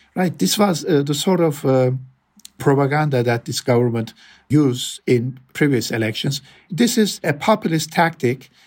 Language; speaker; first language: English; non-native, fluent; Turkish